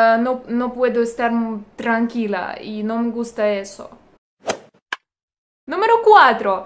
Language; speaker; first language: Spanish; non-native, learner; Russian